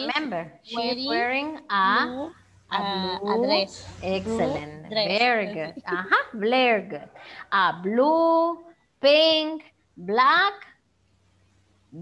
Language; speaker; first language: English; non-native, fluent; Spanish